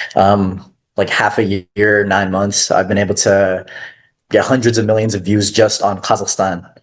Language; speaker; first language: English; early bilingual, other home language; Kazakh